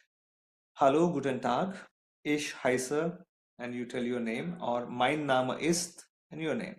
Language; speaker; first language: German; non-native, fluent; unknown